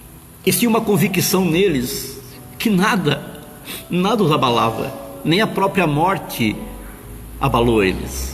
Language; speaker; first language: Portuguese; native; Portuguese